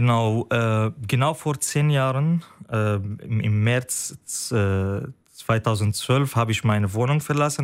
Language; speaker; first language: German; non-native, fluent; Arabic